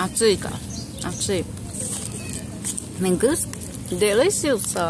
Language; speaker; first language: Spanish; non-native, learner; Japanese